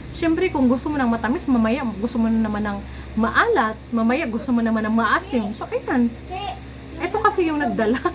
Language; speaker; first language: Filipino; non-native, local second language; Cebuano